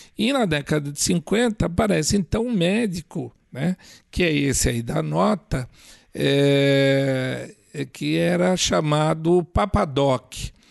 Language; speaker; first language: Portuguese; native; Portuguese